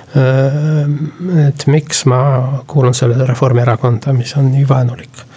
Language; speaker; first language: Estonian; non-native, local second language; Russian